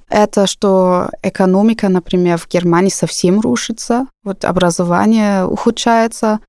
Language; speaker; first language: Russian; non-native, fluent; German